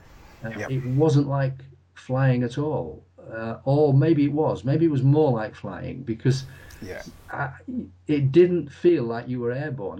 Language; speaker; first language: English; native; English